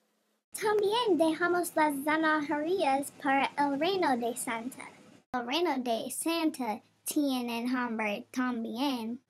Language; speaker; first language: Spanish; non-native, learner; English